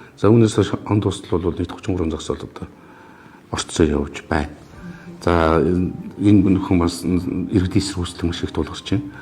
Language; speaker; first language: Mongolian; native; Mongolian